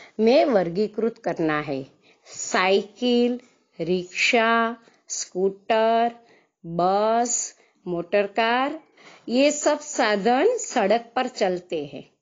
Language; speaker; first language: Hindi; non-native, local second language; Gujarati